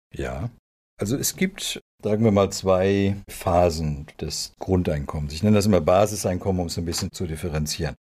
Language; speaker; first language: German; early bilingual, other home language; Serbian